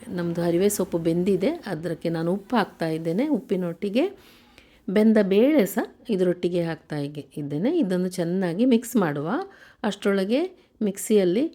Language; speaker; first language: Kannada; non-native, local second language; Konkani